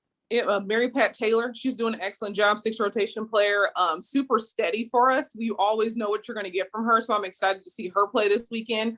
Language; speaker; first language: English; native; English